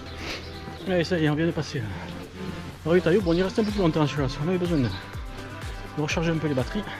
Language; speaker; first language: French; native; French